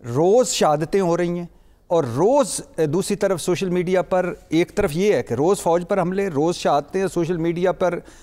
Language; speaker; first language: Urdu; non-native, local second language; Punjabi